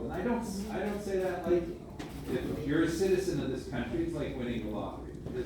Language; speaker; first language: English; non-native, local second language; French